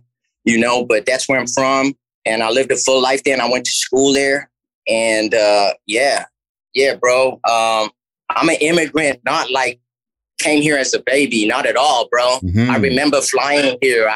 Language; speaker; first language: English; native; English